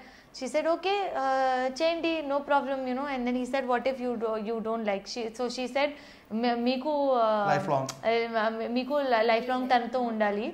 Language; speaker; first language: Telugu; non-native, learner; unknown